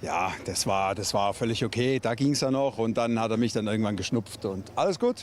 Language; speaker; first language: German; native; German